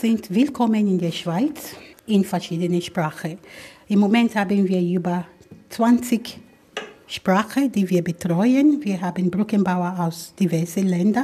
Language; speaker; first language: German; non-native, fluent; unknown